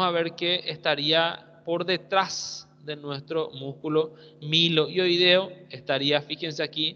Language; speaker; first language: Spanish; native; Spanish